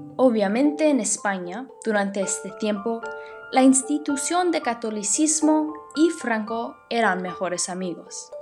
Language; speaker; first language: Spanish; non-native, fluent; English